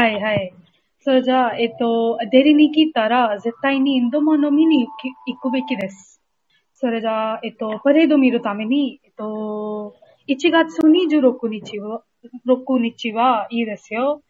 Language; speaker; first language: Japanese; non-native, learner; Hindi